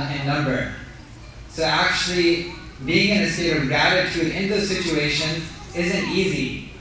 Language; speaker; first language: English; native; English